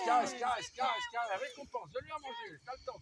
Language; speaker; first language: French; native; French